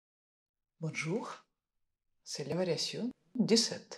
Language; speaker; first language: French; non-native, fluent; Russian